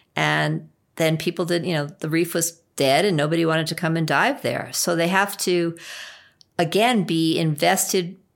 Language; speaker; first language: English; native; English